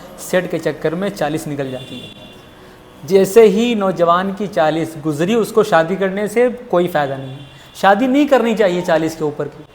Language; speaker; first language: Urdu; native; Urdu